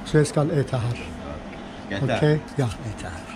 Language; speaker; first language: Swedish; non-native, learner; Persian